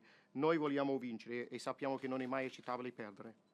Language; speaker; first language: Italian; non-native, fluent; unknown